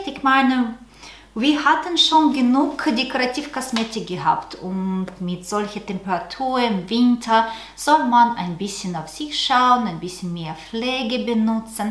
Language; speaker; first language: German; non-native, learner; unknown